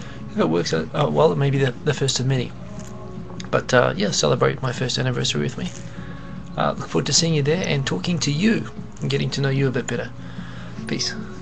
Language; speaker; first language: English; native; English